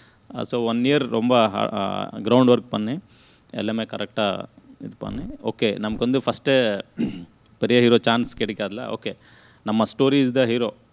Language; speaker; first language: Tamil; non-native, learner; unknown